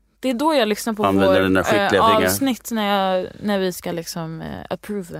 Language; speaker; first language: Swedish; early bilingual, heritage; Swedish